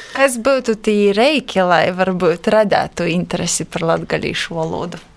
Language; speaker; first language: Latvian; native; Latvian